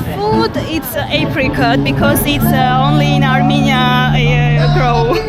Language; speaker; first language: English; non-native, learner; Armenian